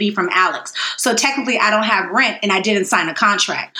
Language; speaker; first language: English; native; English